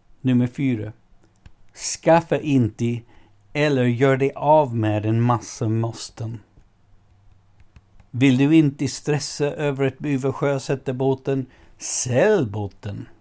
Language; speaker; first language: Swedish; non-native, fluent; English